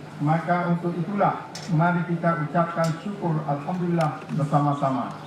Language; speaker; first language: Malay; non-native, local second language; Achinese